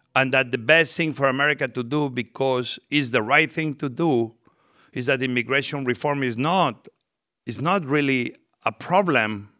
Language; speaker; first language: English; non-native, fluent; Spanish